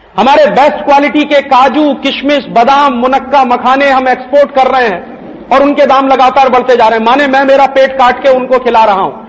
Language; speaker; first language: Hindi; native; Hindi